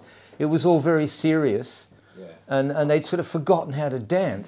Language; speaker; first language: English; native; English